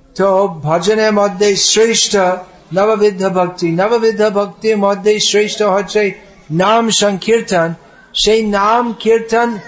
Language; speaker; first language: Bangla; non-native, fluent; English